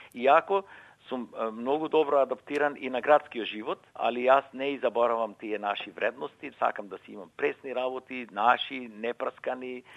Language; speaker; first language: Macedonian; native; Macedonian